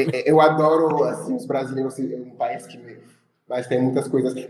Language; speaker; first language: Portuguese; non-native, fluent; French